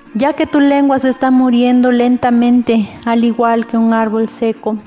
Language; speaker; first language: Spanish; non-native, local second language; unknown